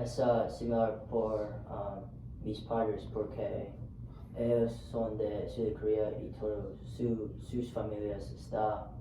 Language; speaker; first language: Spanish; non-native, learner; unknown